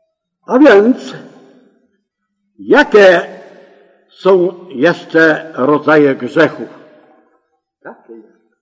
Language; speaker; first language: Polish; native; Polish